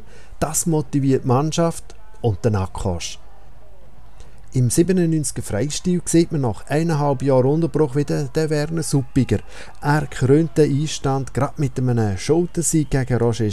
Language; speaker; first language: German; native; German